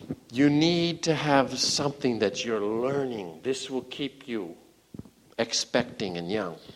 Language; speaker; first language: English; native; English